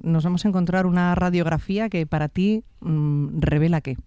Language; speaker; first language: Spanish; native; Spanish